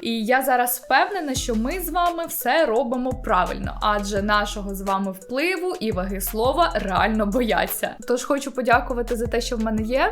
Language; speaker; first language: Ukrainian; native; Ukrainian